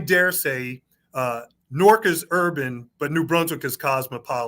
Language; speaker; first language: English; native; English